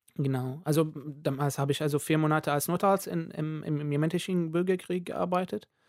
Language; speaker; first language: German; non-native, fluent; Arabic